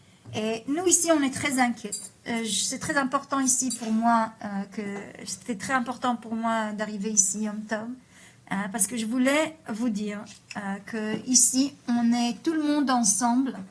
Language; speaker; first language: French; early bilingual, heritage; Hebrew